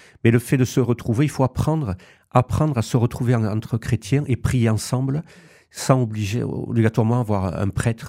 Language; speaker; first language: French; native; French